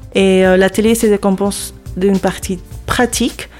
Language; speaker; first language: French; non-native, fluent; Spanish